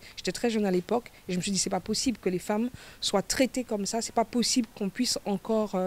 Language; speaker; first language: French; native; French